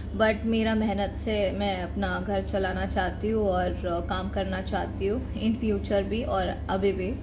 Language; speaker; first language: Hindi; non-native, local second language; Gujarati